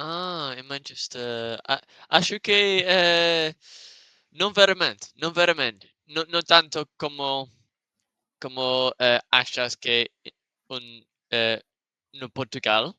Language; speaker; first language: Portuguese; non-native, learner; English